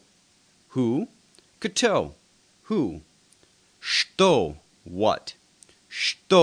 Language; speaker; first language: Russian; non-native, fluent; English